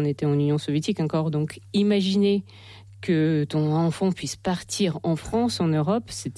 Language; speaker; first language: French; non-native, fluent; Russian